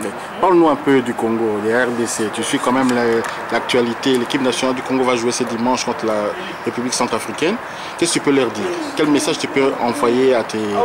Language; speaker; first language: French; native; French